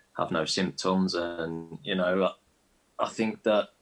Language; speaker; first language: English; native; English